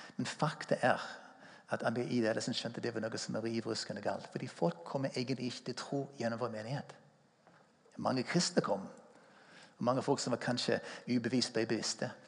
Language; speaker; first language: Norwegian; non-native, fluent; English